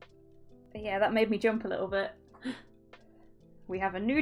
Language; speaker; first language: English; native; English